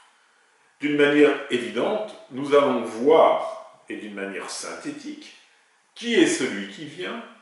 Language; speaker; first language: French; native; French